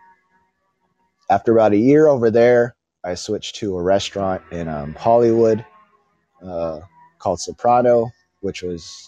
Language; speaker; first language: English; early bilingual, other home language; Filipino